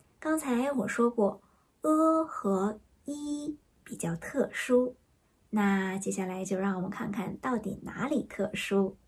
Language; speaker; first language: Chinese; native; Chinese